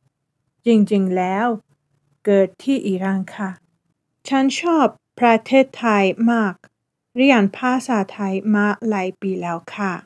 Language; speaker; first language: Thai; non-native, fluent; Persian